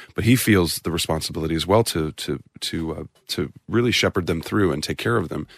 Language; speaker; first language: English; native; English